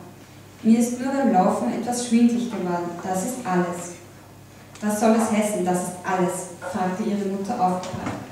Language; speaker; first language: German; native; German